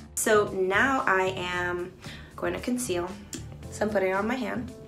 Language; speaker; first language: English; early bilingual, other home language; Spanish